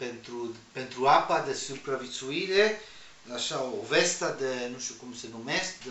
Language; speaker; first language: Romanian; non-native, learner; Spanish